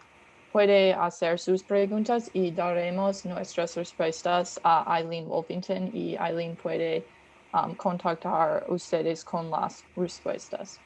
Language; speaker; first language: Spanish; non-native, learner; English